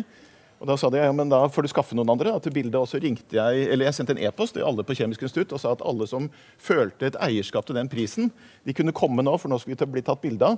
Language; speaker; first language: Norwegian; native; Norwegian